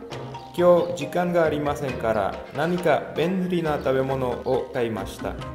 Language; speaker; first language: Japanese; non-native, learner; Spanish